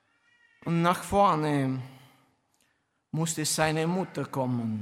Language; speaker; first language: German; non-native, fluent; Romanian